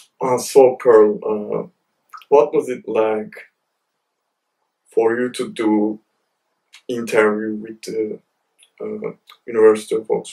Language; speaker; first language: English; non-native, fluent; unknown